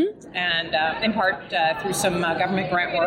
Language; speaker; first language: English; native; English